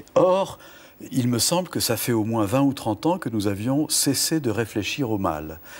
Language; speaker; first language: French; native; French